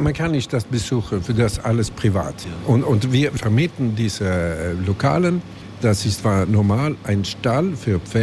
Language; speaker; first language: German; non-native, learner; Swedish